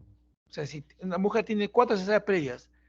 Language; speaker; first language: Spanish; native; Spanish